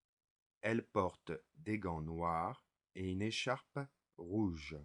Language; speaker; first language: French; non-native, fluent; English